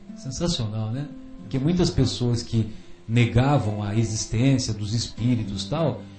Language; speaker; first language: Portuguese; native; Portuguese